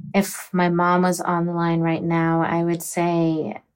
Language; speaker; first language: English; native; English